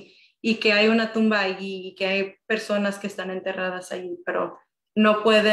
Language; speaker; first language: Spanish; early bilingual, heritage; Spanish